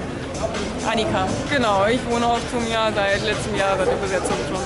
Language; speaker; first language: German; native; German